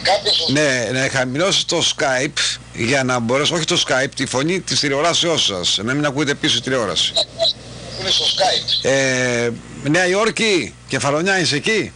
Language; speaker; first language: Greek; native; Greek